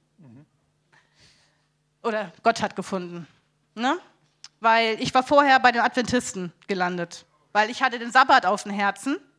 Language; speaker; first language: German; native; German